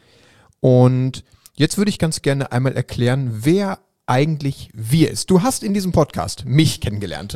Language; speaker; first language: German; native; German